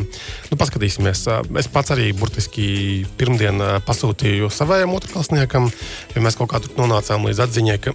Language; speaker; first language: Latvian; native; Latvian